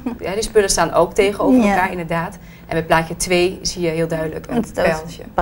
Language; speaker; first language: Dutch; native; Dutch